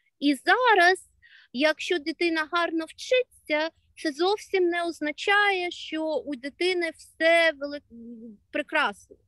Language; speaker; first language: Ukrainian; non-native, local second language; Russian